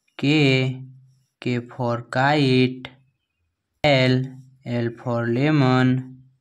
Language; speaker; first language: Hindi; native; Hindi